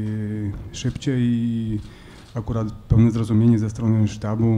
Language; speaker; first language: Polish; native; Polish